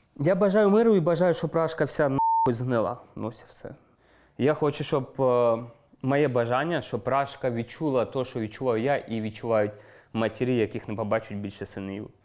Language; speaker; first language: Ukrainian; non-native, local second language; Russian